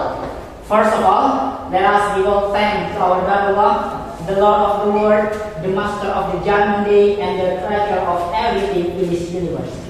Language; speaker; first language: English; non-native, fluent; Indonesian